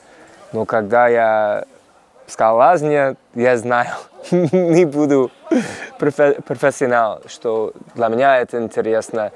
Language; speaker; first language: Russian; non-native, learner; English